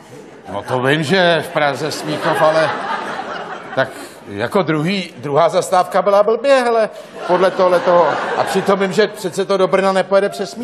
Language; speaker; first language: Czech; native; Czech